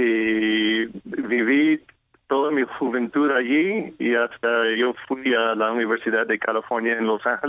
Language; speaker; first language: Spanish; non-native, fluent; English